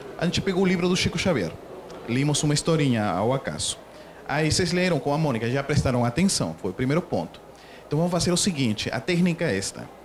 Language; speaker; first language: Portuguese; non-native, fluent; Spanish